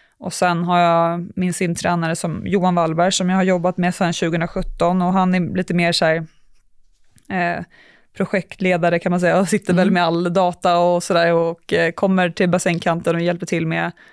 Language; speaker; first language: Swedish; native; Swedish